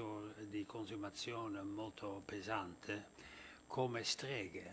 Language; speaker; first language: Italian; non-native, fluent; Dutch